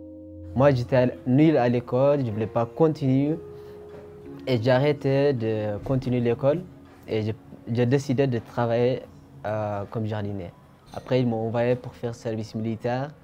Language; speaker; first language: French; non-native, fluent; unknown